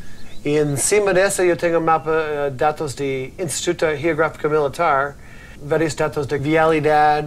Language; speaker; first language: Spanish; non-native, learner; English